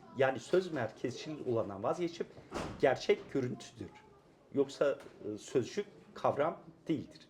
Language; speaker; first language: Turkish; non-native, local second language; Kurdish